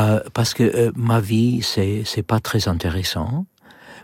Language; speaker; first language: French; non-native, learner; English